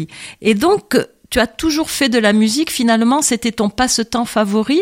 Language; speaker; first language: French; native; French